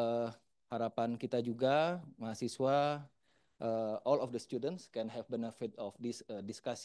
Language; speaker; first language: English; non-native, fluent; Indonesian